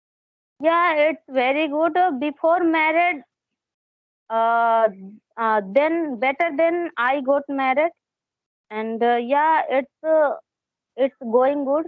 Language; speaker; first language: English; non-native, learner; Hindi